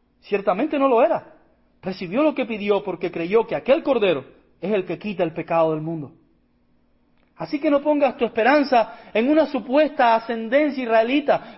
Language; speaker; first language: Spanish; native; Spanish